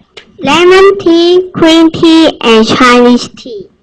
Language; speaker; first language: English; non-native, learner; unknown